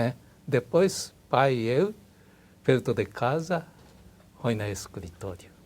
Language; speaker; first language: Portuguese; non-native, learner; Japanese